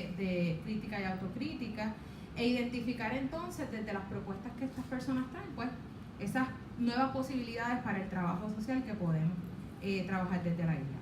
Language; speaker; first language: Spanish; native; Spanish